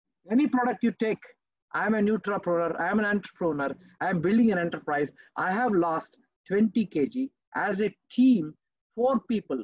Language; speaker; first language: English; non-native, local second language; Telugu